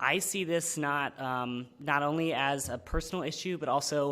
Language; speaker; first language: English; native; English